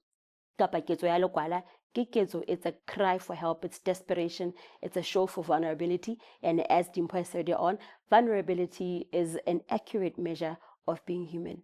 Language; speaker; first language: English; non-native, local second language; Southern Sotho